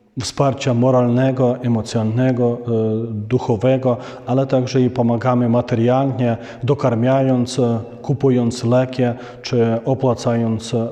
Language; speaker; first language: Polish; non-native, fluent; Ukrainian